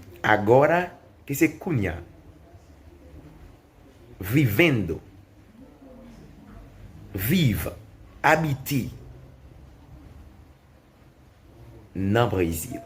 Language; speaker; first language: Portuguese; non-native, learner; Haitian Creole